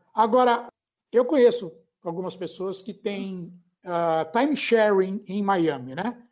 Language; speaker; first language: Portuguese; native; Portuguese